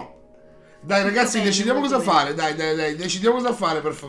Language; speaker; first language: Italian; native; Italian